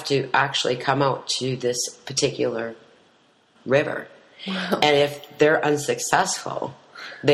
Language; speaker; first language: English; native; English